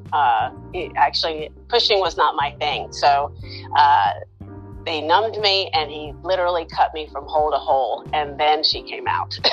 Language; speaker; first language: English; native; English